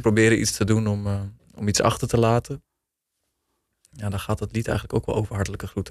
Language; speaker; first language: Dutch; native; Dutch